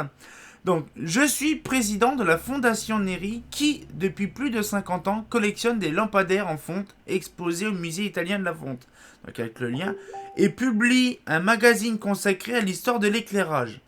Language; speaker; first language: French; native; French